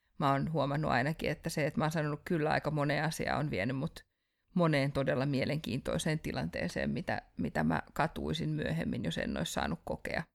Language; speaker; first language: Finnish; native; Finnish